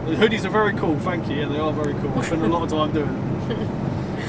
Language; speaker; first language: English; native; English